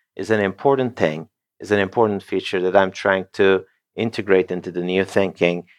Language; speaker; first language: English; non-native, fluent; Turkish